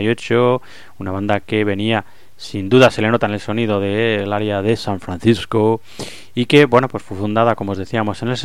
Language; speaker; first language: Spanish; native; Spanish